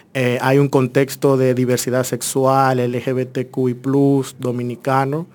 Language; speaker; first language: Spanish; native; Spanish